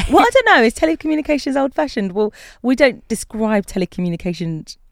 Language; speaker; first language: English; native; English